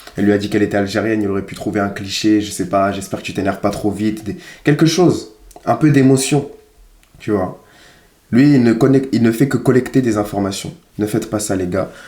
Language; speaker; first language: French; native; French